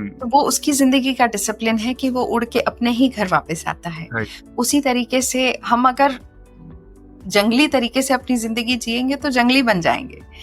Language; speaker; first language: Hindi; non-native, local second language; Marathi